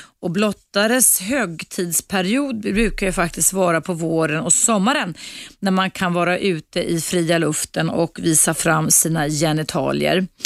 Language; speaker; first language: Swedish; native; Swedish